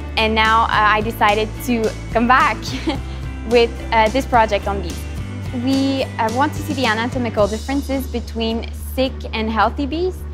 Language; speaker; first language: English; non-native, local second language; French